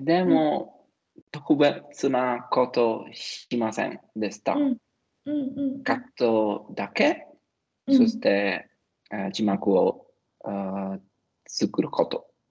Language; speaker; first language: Japanese; non-native, learner; Italian